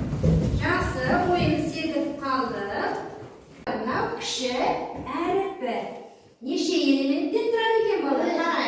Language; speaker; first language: Kazakh; native; Kazakh